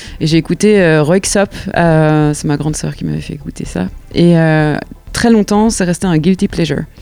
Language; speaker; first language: French; native; French